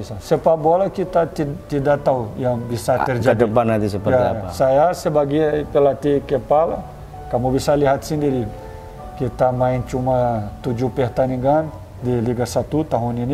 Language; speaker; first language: Indonesian; non-native, fluent; Portuguese